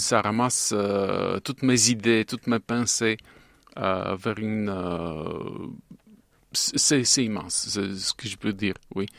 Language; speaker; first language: French; non-native, fluent; Bulgarian